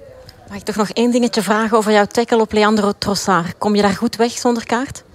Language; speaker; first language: Dutch; native; Dutch